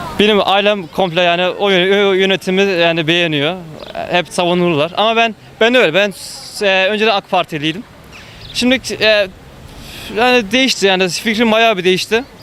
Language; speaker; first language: Turkish; early bilingual, heritage; Turkish